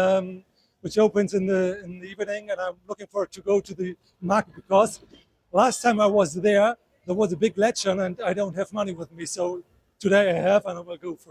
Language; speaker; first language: English; non-native, fluent; German